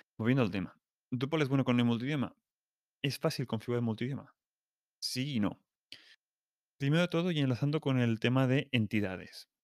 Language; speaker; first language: Spanish; non-native, local second language; Catalan